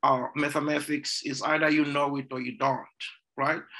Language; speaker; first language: English; non-native, local second language; Zulu